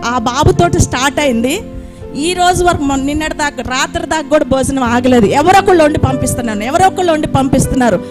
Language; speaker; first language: Telugu; native; Telugu